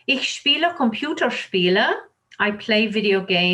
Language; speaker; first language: German; non-native, fluent; English